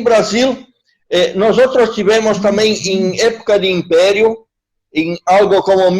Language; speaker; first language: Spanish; non-native, learner; Portuguese